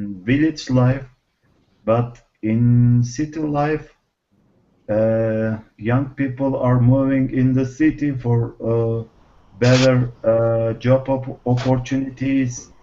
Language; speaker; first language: English; non-native, learner; Turkish